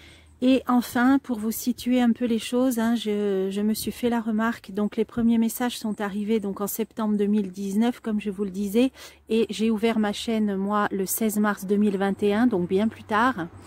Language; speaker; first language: French; native; French